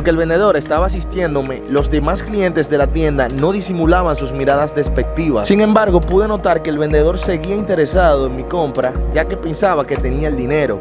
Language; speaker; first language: Spanish; native; Spanish